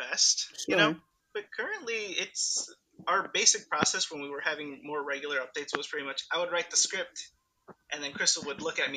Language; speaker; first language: English; early bilingual, other home language; Spanish